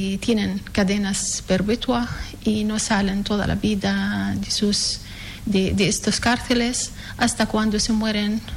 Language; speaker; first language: Spanish; non-native, learner; Arabic